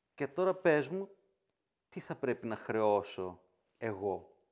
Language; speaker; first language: Greek; native; Greek